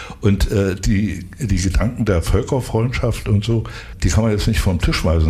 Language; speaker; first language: German; native; German